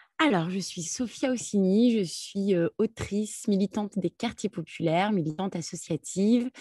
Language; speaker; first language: French; early bilingual, other home language; Arabic